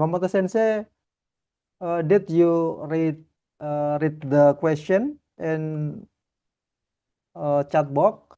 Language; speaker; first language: English; non-native, learner; Indonesian